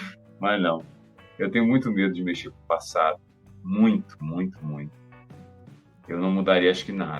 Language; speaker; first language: Portuguese; native; Portuguese